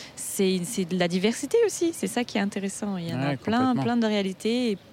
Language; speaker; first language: French; non-native, fluent; Portuguese